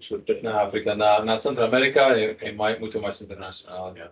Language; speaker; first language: Portuguese; non-native, learner; Spanish